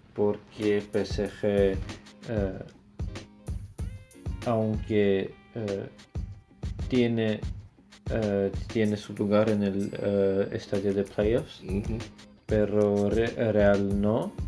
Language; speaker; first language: Spanish; non-native, learner; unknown